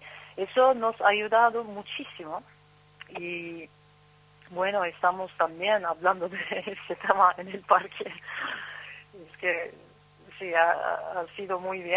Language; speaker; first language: Spanish; non-native, learner; Turkish